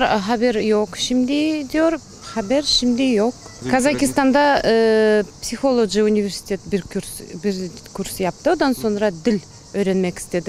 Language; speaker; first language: Turkish; non-native, learner; Kazakh